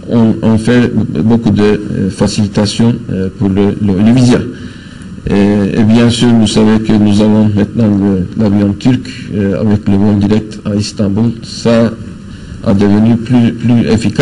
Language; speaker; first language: French; non-native, fluent; Turkish